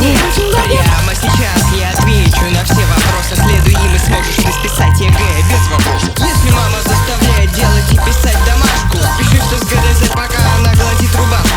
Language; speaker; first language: Russian; native; Russian